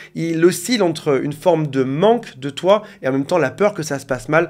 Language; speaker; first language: French; native; French